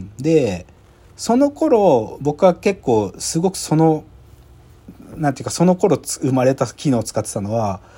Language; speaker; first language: Japanese; native; Japanese